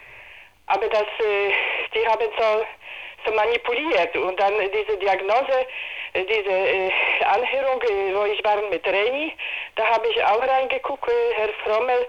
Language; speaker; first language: German; non-native, learner; Polish